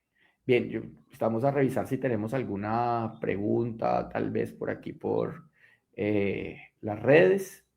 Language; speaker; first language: Spanish; native; Spanish